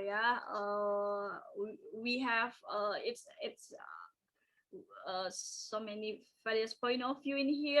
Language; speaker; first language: English; non-native, local second language; Indonesian